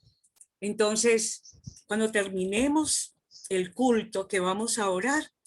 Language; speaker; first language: Spanish; native; Spanish